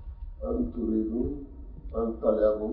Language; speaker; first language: Arabic; non-native, fluent; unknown